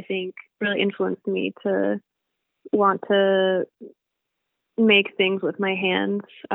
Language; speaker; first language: English; early bilingual, other home language; Latvian